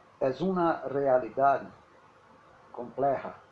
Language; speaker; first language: Spanish; non-native, learner; Portuguese